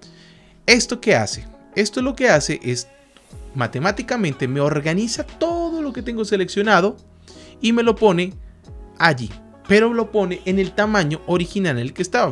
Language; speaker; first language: Spanish; native; Spanish